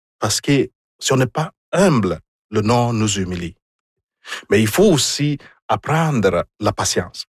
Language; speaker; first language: French; non-native, fluent; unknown